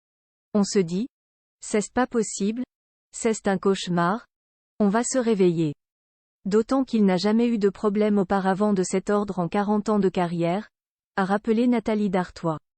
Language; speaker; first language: French; native; French